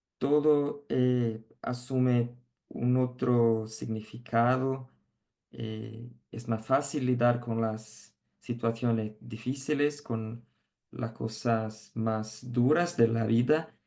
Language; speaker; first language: Spanish; non-native, fluent; Portuguese